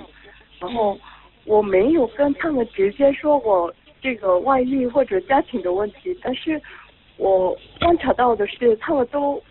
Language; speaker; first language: Chinese; non-native, fluent; Korean